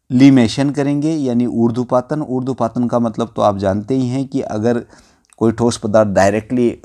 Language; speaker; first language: Hindi; native; Hindi